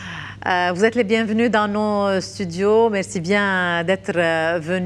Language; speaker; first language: French; non-native, local second language; Arabic